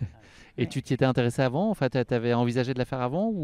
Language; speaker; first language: French; native; French